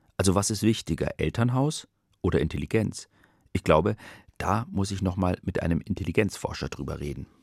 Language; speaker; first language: German; native; German